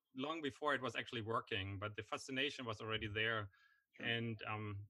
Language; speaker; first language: English; non-native, fluent; German